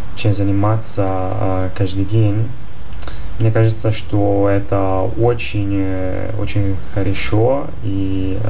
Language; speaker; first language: Russian; non-native, fluent; Italian